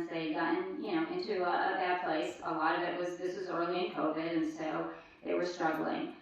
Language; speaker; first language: English; early bilingual, other home language; French